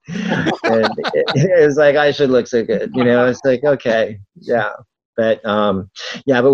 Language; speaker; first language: English; native; English